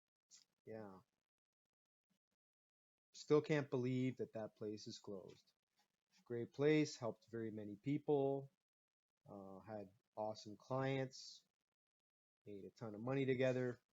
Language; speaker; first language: English; native; English